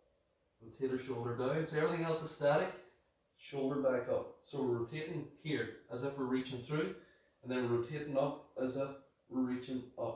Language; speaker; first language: English; native; English